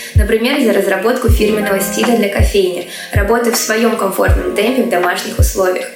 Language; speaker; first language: Russian; early bilingual, other home language; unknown